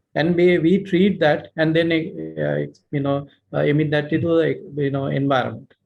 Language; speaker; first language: English; non-native, local second language; Sinhala